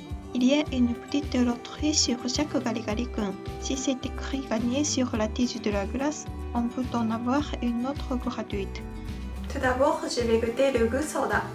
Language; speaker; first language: French; non-native, fluent; Japanese